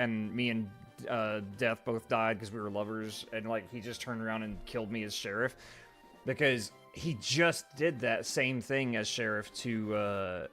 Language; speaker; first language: English; native; English